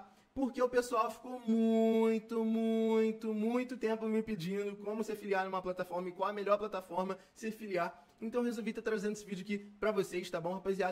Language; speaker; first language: Portuguese; native; Portuguese